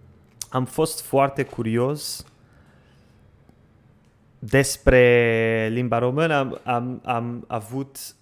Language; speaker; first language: Romanian; non-native, learner; Portuguese